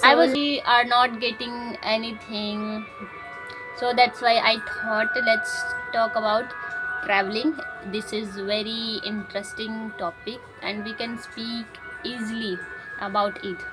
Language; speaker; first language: English; non-native, learner; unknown